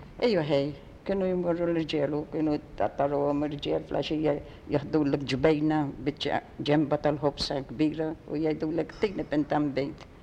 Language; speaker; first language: Maltese; native; Maltese